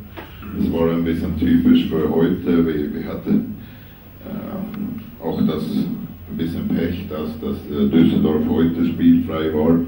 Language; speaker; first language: German; non-native, fluent; Swedish